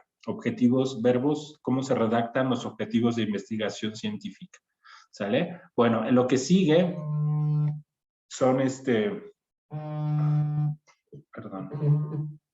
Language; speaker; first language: Spanish; native; Spanish